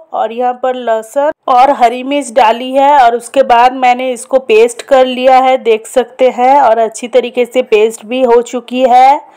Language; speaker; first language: Hindi; non-native, local second language; Bangla